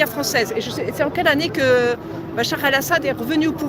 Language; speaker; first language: French; native; French